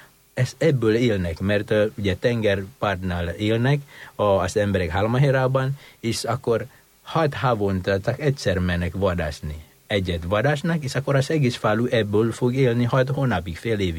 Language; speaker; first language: Hungarian; non-native, fluent; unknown